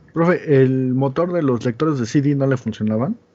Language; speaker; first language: Spanish; native; Spanish